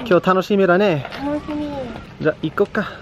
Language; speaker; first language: Japanese; non-native, fluent; English